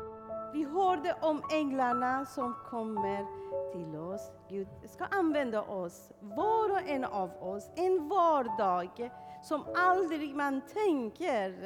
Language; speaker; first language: Swedish; non-native, fluent; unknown